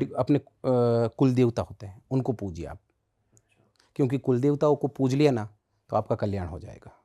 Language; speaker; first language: Hindi; native; Hindi